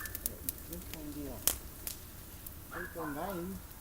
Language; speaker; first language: German; non-native, learner; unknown